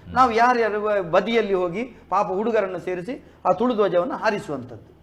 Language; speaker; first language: Kannada; non-native, local second language; Tulu